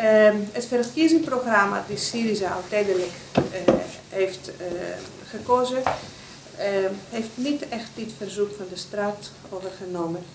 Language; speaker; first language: Dutch; non-native, fluent; Greek